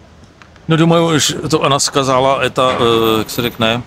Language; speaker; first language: Russian; non-native, learner; Czech